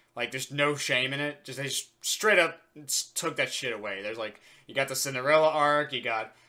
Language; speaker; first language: English; native; English